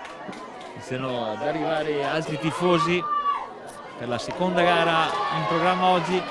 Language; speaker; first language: Italian; native; Italian